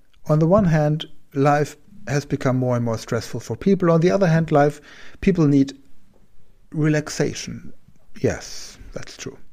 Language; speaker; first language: English; non-native, fluent; German